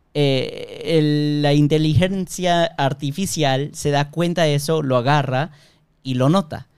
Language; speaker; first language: Spanish; early bilingual, heritage; Spanish